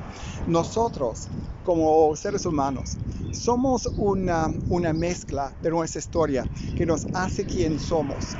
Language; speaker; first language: Spanish; non-native, fluent; English